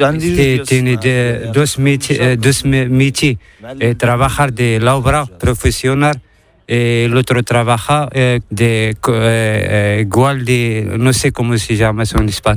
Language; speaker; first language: Spanish; non-native, learner; Arabic